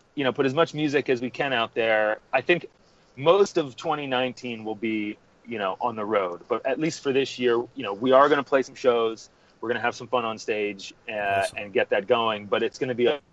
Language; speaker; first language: English; native; English